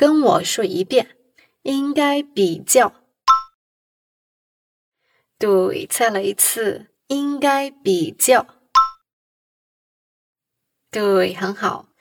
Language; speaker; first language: Chinese; non-native, fluent; Portuguese